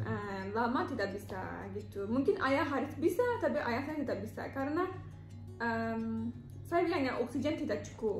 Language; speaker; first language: Indonesian; non-native, learner; Turkish